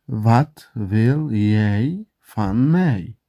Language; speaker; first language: Dutch; non-native, learner; Turkish